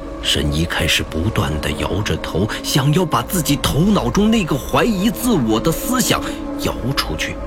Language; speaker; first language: Chinese; native; Chinese